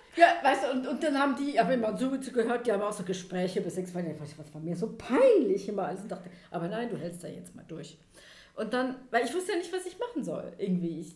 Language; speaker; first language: German; native; German